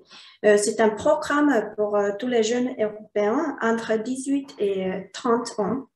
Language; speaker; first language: French; non-native, learner; Finnish